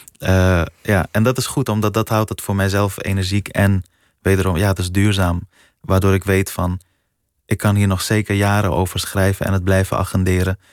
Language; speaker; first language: Dutch; early bilingual, other home language; Persian